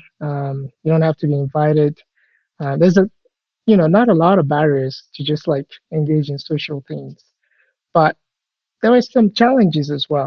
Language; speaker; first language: English; non-native, local second language; Yoruba